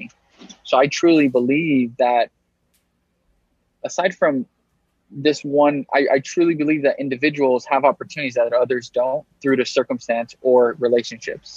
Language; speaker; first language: English; native; English